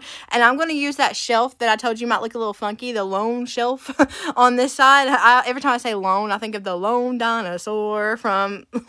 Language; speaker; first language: English; native; English